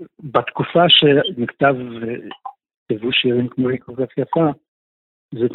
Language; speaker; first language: Hebrew; non-native, fluent; Russian